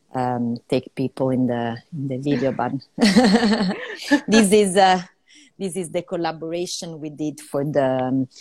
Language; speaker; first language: English; non-native, fluent; Italian